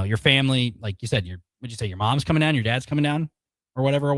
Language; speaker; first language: English; native; English